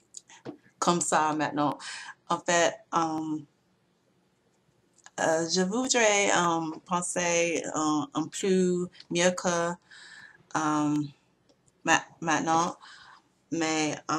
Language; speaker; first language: French; non-native, learner; English